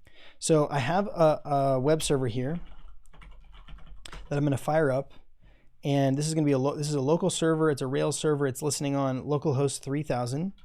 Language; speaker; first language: English; native; English